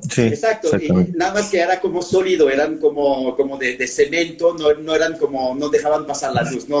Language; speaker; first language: Spanish; non-native, fluent; French